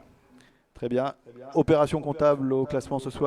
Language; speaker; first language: French; native; French